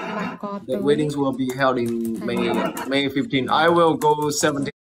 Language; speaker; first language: English; non-native, learner; Chinese